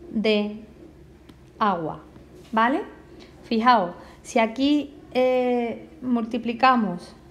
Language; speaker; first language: Spanish; native; Spanish